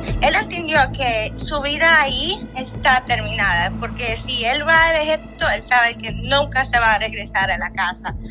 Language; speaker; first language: Spanish; non-native, fluent; Russian